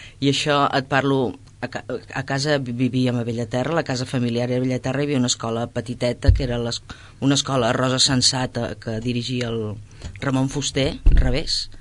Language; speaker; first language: Catalan; native; Catalan